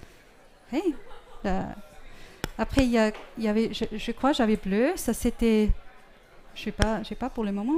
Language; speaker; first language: French; non-native, fluent; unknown